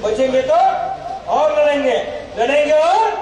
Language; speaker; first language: Hindi; non-native, local second language; Marathi